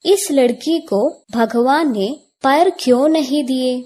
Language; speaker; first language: Hindi; non-native, local second language; Malayalam